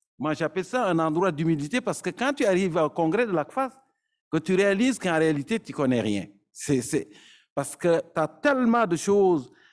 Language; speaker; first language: French; non-native, local second language; Serer